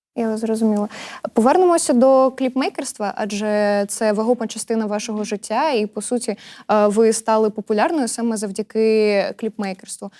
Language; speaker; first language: Ukrainian; native; Ukrainian